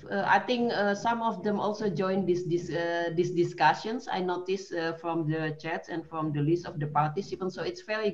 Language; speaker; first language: English; non-native, fluent; Indonesian